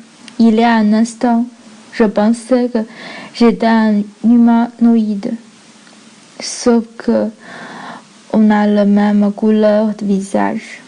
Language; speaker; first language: French; non-native, learner; Chinese